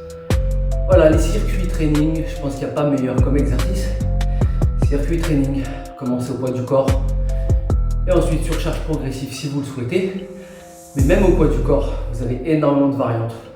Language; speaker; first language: French; native; French